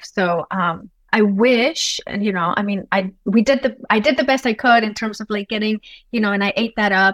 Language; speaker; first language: English; non-native, fluent; Spanish